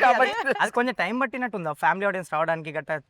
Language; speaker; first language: Telugu; native; Telugu